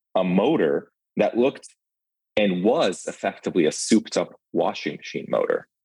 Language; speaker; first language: English; early bilingual, other home language; Ukrainian